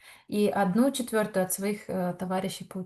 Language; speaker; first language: Russian; native; Russian